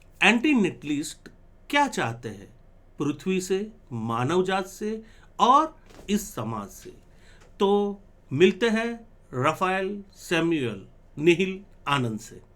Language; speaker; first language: Hindi; non-native, local second language; Gujarati